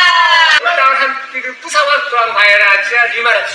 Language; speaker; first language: Indonesian; non-native, learner; Korean